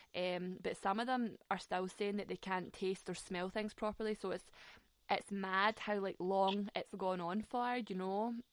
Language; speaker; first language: English; native; English